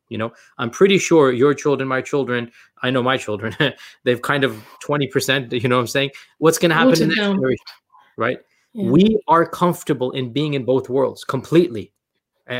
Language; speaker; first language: English; native; English